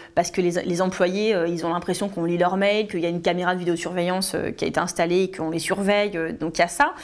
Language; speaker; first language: French; native; French